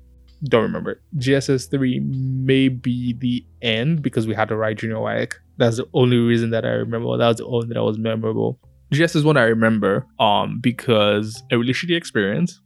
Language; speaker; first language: English; non-native, local second language; Yoruba